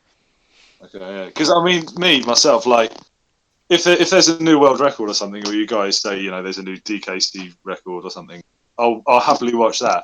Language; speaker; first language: English; native; English